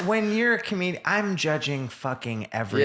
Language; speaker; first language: English; native; English